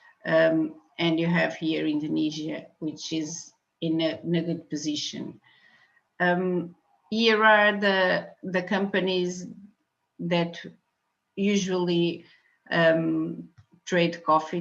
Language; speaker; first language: English; non-native, fluent; Portuguese